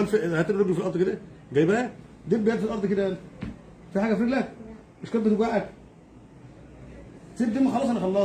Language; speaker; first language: Arabic; native; Arabic